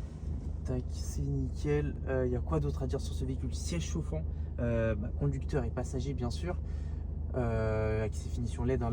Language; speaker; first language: French; native; French